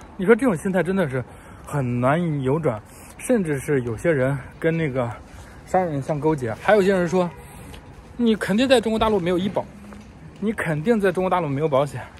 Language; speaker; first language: Chinese; native; Chinese